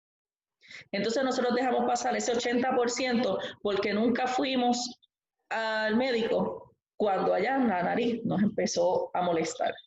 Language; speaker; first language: Spanish; native; Spanish